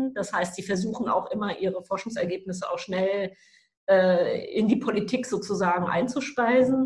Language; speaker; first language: German; native; German